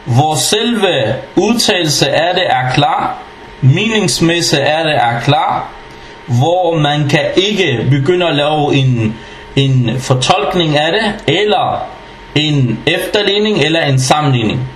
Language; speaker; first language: Danish; early bilingual, other home language; Arabic